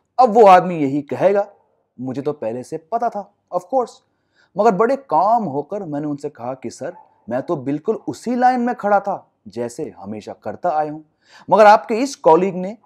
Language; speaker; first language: Hindi; non-native, local second language; English